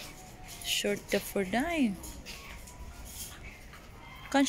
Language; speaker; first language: Norwegian; non-native, learner; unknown